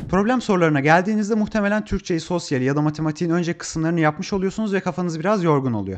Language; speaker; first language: Turkish; native; Turkish